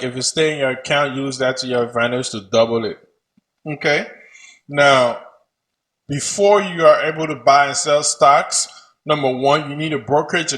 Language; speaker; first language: English; native; English